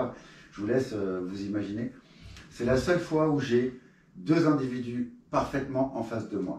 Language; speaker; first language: French; native; French